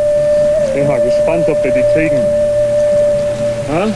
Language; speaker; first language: German; native; German